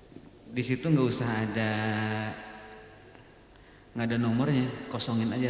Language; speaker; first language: Indonesian; native; Indonesian